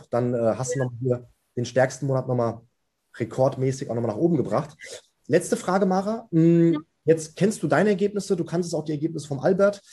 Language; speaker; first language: German; native; German